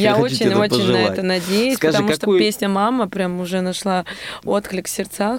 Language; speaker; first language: Russian; native; Russian